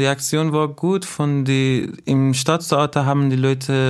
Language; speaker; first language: German; non-native, fluent; Persian